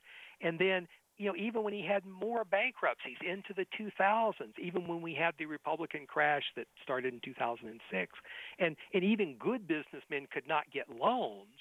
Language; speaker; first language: English; native; English